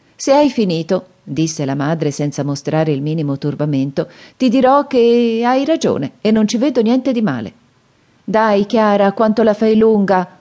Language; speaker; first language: Italian; native; Italian